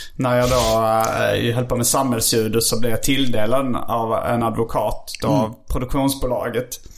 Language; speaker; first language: Swedish; native; Swedish